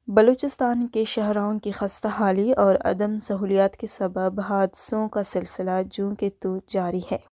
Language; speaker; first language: Urdu; non-native, local second language; Baluchi